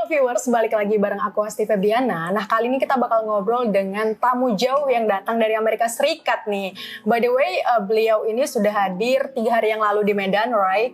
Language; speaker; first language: Indonesian; native; Indonesian